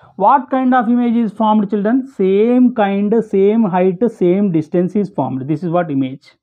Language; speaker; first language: English; non-native, local second language; Telugu